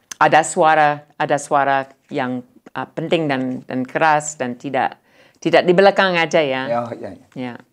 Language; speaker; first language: Indonesian; non-native, fluent; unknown